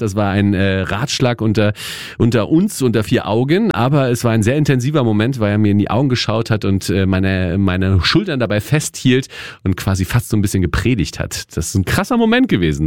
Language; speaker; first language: German; native; German